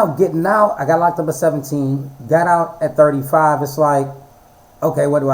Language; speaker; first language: English; native; English